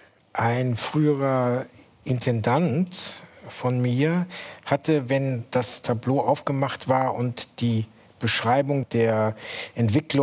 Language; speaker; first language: German; native; German